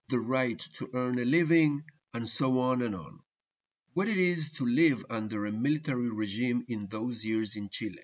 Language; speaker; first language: English; early bilingual, other home language; Spanish